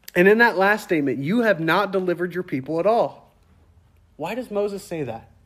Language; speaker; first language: English; native; English